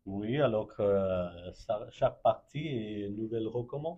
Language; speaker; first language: French; non-native, fluent; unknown